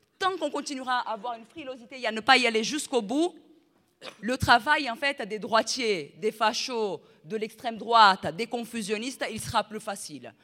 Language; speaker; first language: French; non-native, fluent; Portuguese